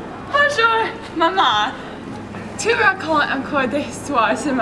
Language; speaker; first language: French; non-native, learner; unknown